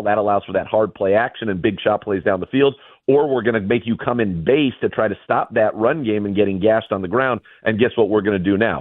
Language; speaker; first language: English; native; English